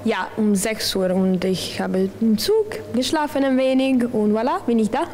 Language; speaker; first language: German; non-native, local second language; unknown